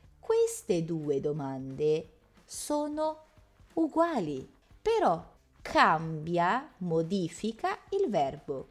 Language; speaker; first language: Italian; non-native, fluent; Portuguese